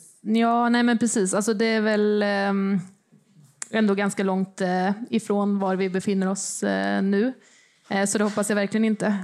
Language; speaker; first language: Swedish; native; Swedish